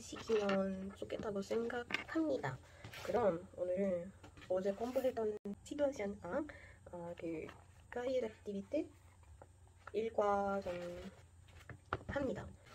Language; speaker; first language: Korean; non-native, fluent; Portuguese